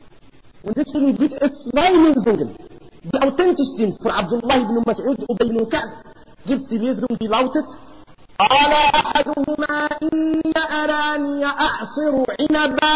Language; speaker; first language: German; non-native, fluent; Arabic